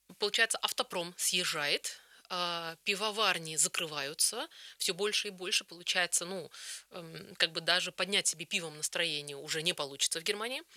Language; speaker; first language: Russian; early bilingual, heritage; Russian